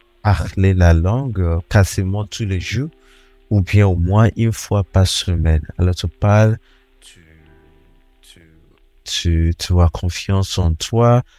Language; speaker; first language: French; non-native, fluent; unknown